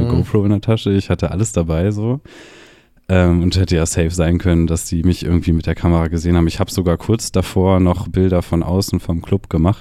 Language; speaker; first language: German; native; German